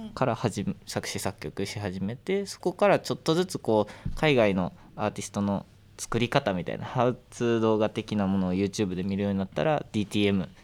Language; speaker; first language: Japanese; native; Japanese